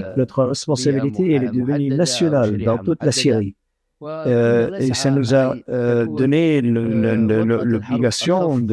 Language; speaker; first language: French; non-native, fluent; Arabic